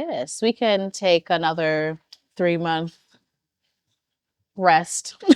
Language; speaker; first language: English; native; English